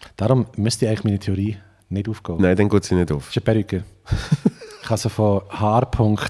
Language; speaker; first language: German; native; German